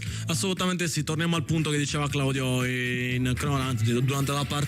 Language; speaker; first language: Italian; native; Italian